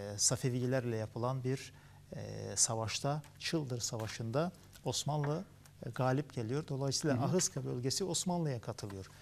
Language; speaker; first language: Turkish; early bilingual, heritage; Turkish